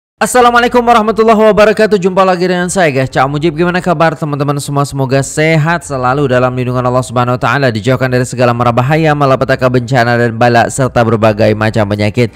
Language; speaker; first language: Indonesian; native; Indonesian